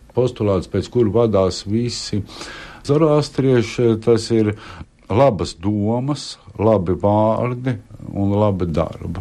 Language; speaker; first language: Latvian; native; Latvian